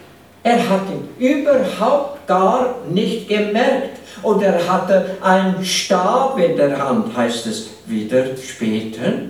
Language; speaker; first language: German; non-native, fluent; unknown